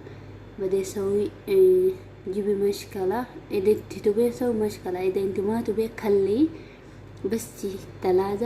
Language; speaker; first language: Arabic; non-native, learner; Oromo